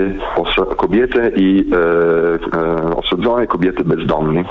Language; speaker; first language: Polish; non-native, learner; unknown